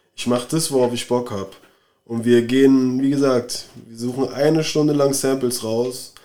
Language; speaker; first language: German; native; German